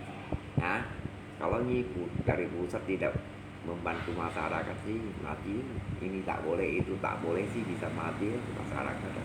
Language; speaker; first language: Indonesian; non-native, local second language; Hakka Chinese